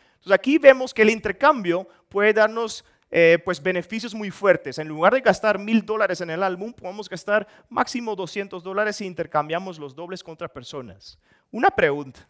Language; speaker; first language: Spanish; non-native, fluent; Dutch